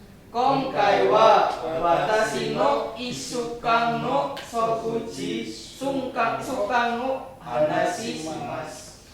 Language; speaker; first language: Japanese; non-native, learner; Indonesian